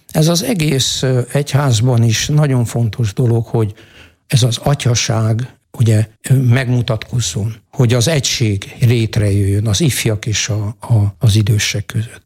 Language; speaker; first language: Hungarian; native; Hungarian